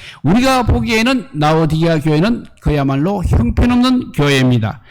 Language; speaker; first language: Korean; native; Korean